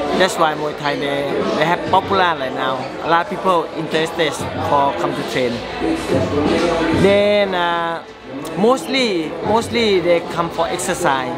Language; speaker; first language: English; non-native, learner; Thai